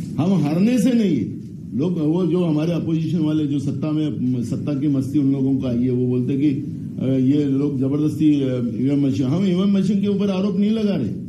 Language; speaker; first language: Hindi; non-native, local second language; Marathi